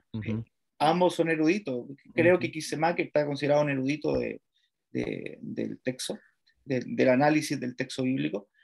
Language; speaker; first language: Spanish; native; Spanish